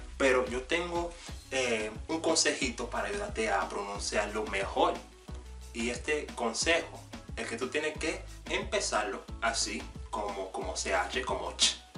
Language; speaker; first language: Spanish; non-native, fluent; English